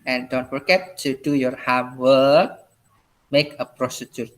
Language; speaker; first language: English; non-native, learner; Indonesian